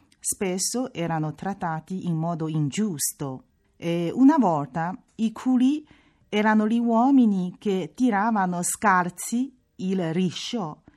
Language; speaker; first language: Italian; non-native, fluent; Chinese